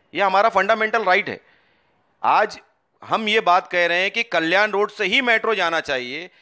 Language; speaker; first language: Hindi; non-native, local second language; Urdu